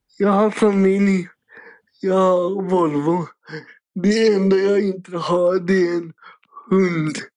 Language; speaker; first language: Swedish; native; Swedish